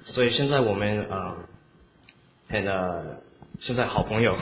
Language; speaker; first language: Chinese; early bilingual, heritage; Chinese